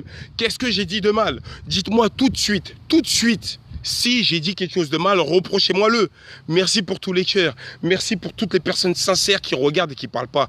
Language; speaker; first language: French; native; French